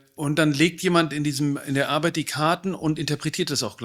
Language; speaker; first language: German; native; German